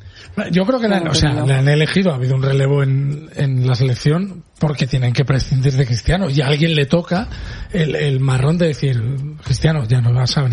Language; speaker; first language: Spanish; native; Spanish